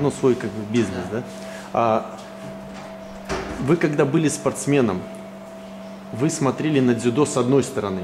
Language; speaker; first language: Russian; native; Russian